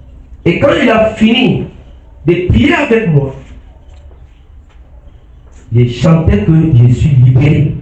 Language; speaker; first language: French; non-native, local second language; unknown